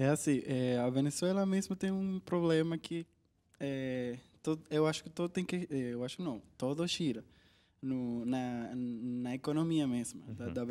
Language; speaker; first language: Portuguese; non-native, learner; Spanish